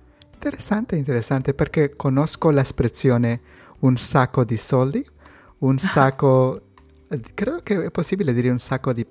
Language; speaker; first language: Italian; non-native, learner; Spanish